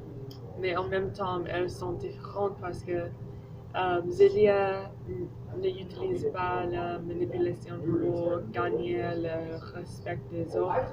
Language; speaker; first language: French; non-native, learner; English